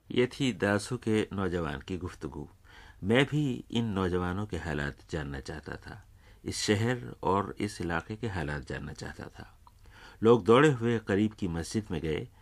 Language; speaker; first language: Urdu; native; Urdu